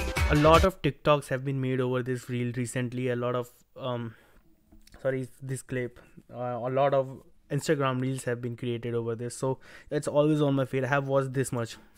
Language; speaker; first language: English; non-native, local second language; Hindi